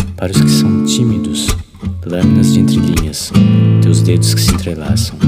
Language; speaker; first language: French; non-native, fluent; Portuguese